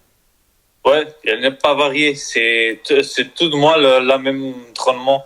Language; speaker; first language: French; non-native, learner; Spanish